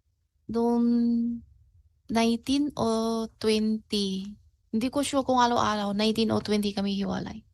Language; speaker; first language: Filipino; non-native, learner; Chinese